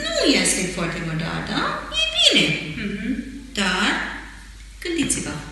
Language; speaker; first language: Romanian; non-native, fluent; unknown